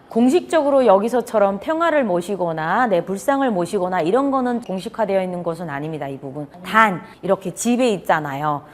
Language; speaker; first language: Korean; native; Korean